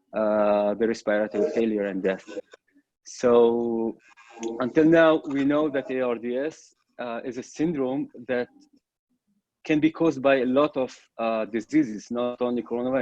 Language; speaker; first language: English; non-native, fluent; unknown